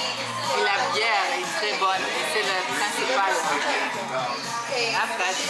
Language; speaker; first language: French; non-native, fluent; German